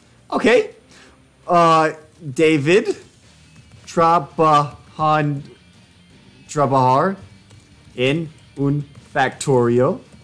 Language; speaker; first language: Spanish; non-native, learner; English